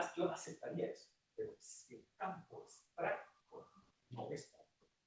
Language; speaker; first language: Spanish; non-native, fluent; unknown